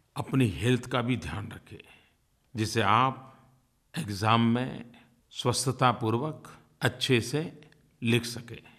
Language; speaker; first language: Hindi; non-native, local second language; Gujarati